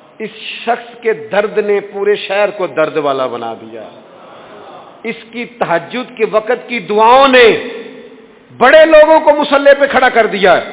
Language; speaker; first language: Urdu; non-native, local second language; Punjabi